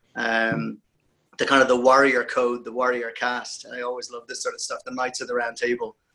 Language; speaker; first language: English; native; English